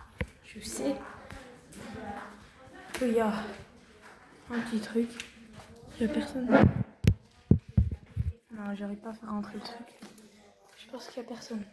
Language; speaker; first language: French; native; French